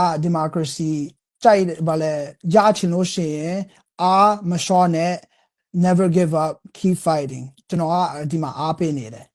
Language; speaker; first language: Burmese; non-native, learner; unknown